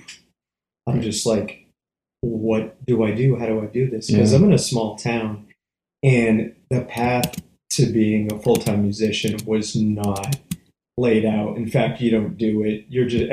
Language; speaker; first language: English; native; English